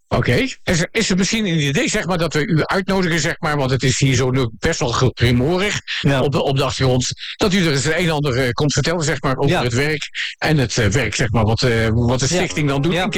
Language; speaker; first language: Dutch; native; Dutch